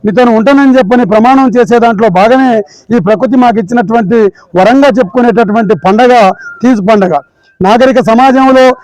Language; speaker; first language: Telugu; non-native, local second language; Lambadi